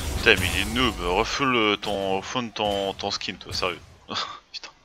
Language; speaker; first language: French; native; French